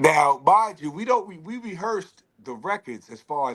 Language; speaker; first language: English; native; English